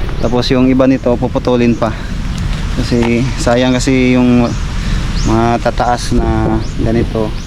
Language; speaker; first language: Filipino; non-native, local second language; Cebuano